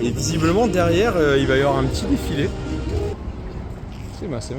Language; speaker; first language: French; native; French